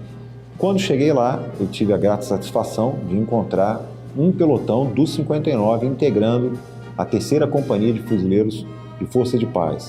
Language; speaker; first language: Portuguese; native; Portuguese